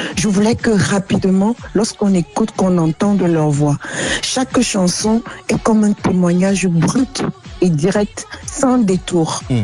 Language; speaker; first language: French; non-native, local second language; Ghomala